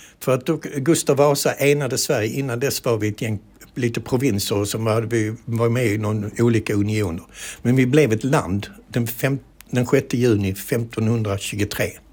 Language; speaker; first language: Swedish; native; Swedish